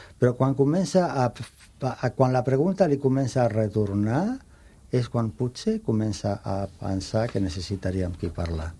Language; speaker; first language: Catalan; non-native, fluent; Spanish